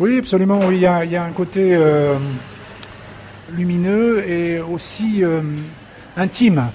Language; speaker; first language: French; native; French